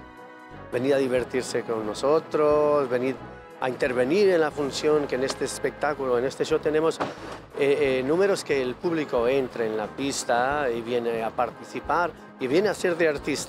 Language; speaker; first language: Spanish; native; Spanish